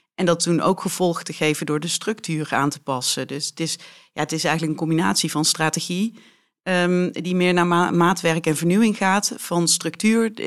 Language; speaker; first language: Dutch; native; Dutch